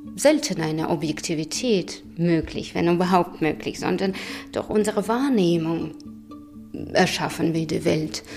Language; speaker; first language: German; non-native, fluent; Russian